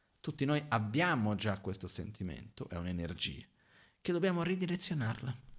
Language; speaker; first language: Italian; non-native, fluent; Portuguese